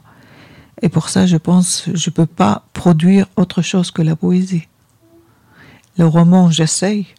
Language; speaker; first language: French; non-native, fluent; Arabic